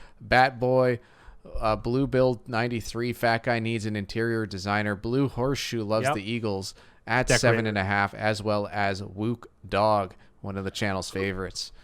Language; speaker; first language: English; native; English